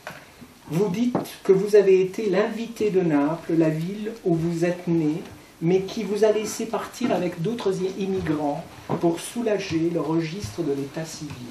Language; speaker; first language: French; native; French